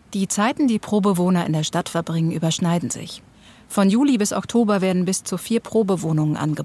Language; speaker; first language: German; native; German